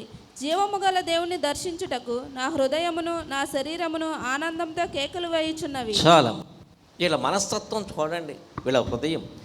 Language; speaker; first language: Telugu; native; Telugu